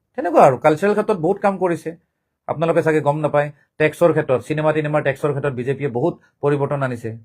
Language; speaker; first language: Assamese; native; Assamese